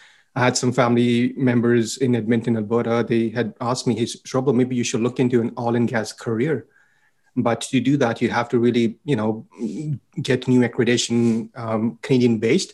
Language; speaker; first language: English; non-native, local second language; Punjabi